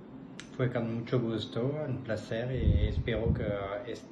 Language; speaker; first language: Spanish; non-native, fluent; French